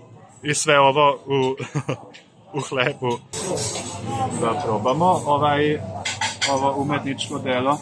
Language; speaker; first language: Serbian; non-native, fluent; German